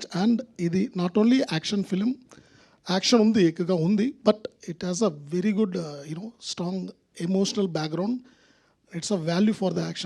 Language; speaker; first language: Telugu; non-native, local second language; Tamil